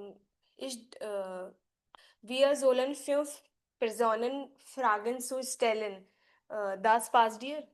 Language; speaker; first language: German; non-native, learner; Hindi